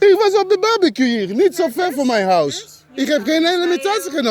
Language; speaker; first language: Dutch; non-native, learner; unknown